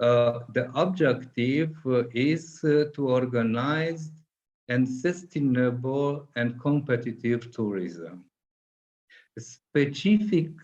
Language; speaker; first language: English; non-native, fluent; Hungarian